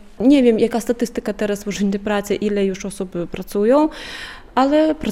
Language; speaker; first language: Polish; non-native, fluent; Ukrainian